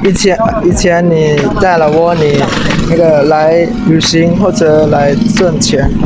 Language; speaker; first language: Chinese; non-native, learner; Lao